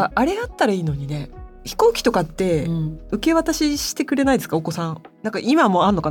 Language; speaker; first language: Japanese; native; Japanese